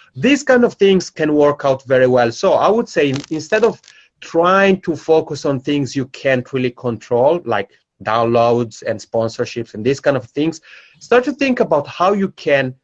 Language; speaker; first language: English; non-native, fluent; Italian